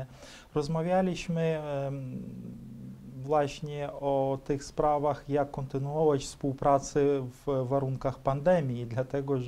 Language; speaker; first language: Polish; non-native, fluent; Ukrainian